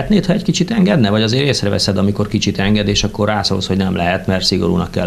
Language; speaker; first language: Hungarian; native; Hungarian